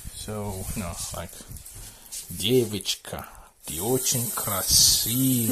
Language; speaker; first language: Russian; non-native, learner; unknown